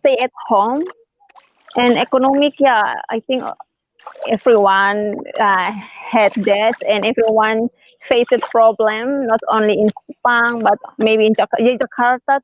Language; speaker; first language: English; non-native, learner; Indonesian